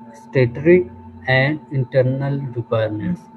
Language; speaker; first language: English; non-native, local second language; Urdu